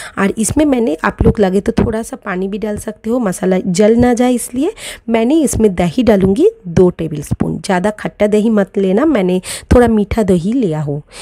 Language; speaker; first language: Hindi; non-native, local second language; Bangla